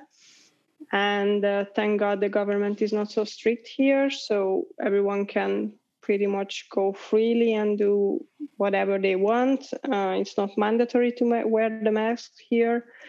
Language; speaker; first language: English; non-native, fluent; Hungarian